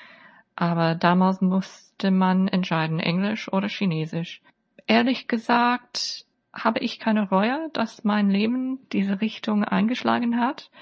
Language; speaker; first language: German; non-native, fluent; English